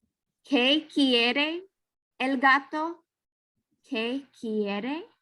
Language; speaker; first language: Spanish; non-native, fluent; English